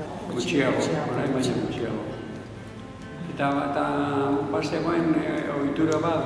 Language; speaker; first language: Basque; non-native, local second language; Spanish